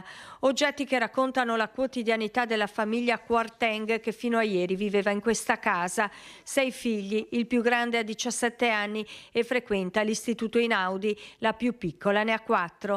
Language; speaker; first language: Italian; native; Italian